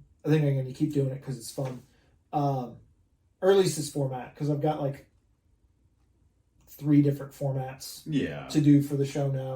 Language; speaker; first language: English; native; English